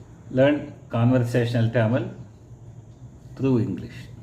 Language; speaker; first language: English; non-native, local second language; Tamil